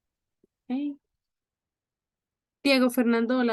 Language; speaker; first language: Spanish; native; Spanish